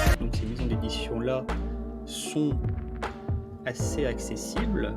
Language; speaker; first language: French; native; French